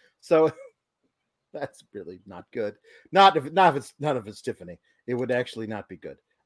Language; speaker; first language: English; native; English